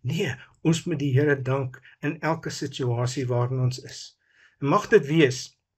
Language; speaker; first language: Afrikaans; native; Afrikaans